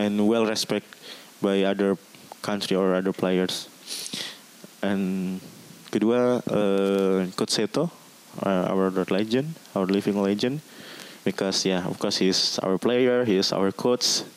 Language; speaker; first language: English; non-native, learner; Indonesian